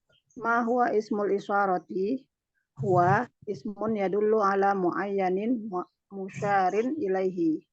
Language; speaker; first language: Arabic; non-native, learner; Indonesian